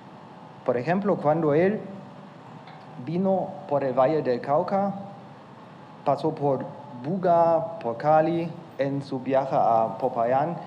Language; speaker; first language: Spanish; non-native, fluent; German